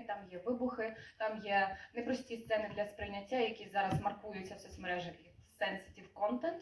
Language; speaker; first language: Ukrainian; native; Ukrainian